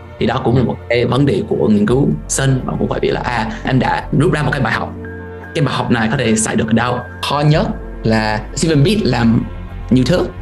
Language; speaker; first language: Vietnamese; non-native, fluent; English